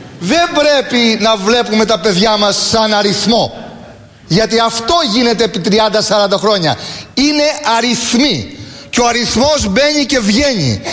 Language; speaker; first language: Greek; early bilingual, heritage; Greek